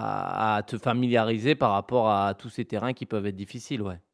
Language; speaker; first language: French; native; French